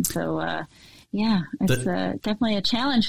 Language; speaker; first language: English; native; English